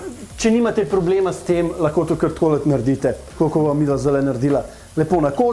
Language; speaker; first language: Slovenian; native; Slovenian